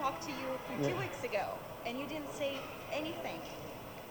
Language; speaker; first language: English; non-native, fluent; Ukrainian